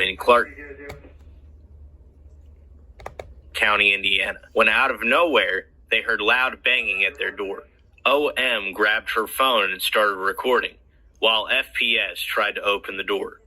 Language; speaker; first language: English; native; English